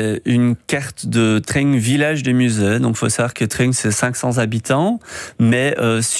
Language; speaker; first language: French; native; French